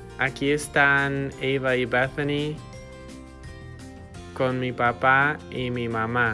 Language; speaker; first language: Spanish; non-native, fluent; English